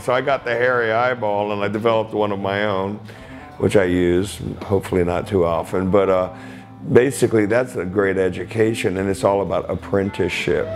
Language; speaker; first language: English; native; English